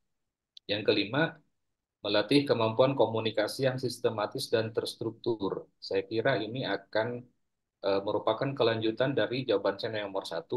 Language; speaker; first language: Indonesian; native; Indonesian